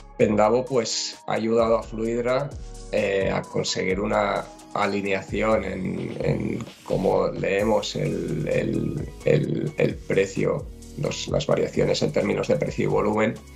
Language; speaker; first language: Spanish; native; Spanish